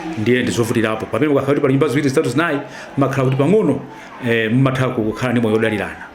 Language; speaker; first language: Nyanja; native; Nyanja